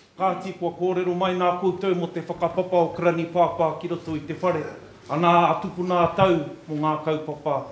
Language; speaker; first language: Māori; native; Māori